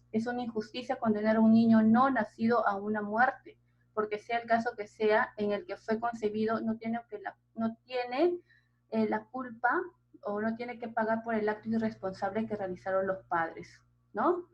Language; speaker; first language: Spanish; native; Spanish